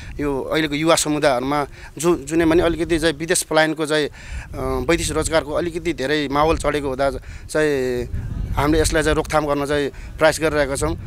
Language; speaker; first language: Nepali; native; Nepali